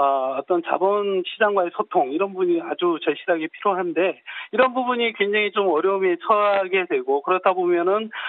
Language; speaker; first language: Korean; native; Korean